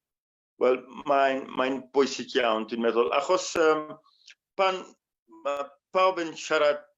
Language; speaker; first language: Welsh; non-native, fluent; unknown